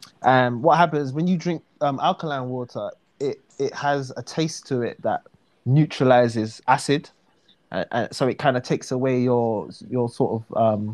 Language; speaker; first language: English; native; English